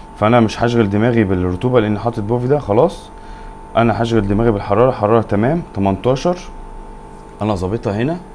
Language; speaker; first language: Arabic; native; Arabic